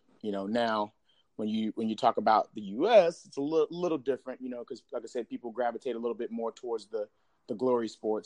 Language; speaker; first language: English; native; English